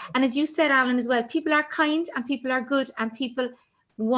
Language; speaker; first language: English; native; English